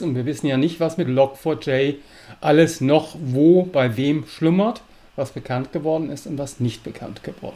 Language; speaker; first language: German; native; German